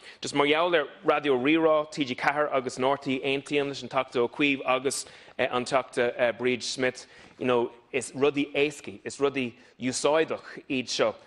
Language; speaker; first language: Irish; non-native, local second language; English